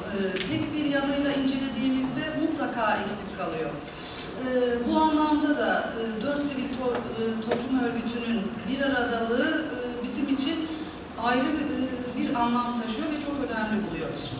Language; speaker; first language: Turkish; native; Turkish